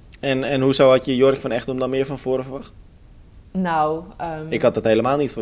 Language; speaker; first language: Dutch; native; Dutch